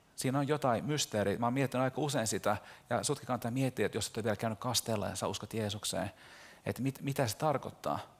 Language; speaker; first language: Finnish; early bilingual, heritage; Finnish